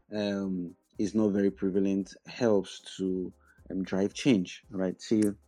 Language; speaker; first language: English; non-native, local second language; Igbo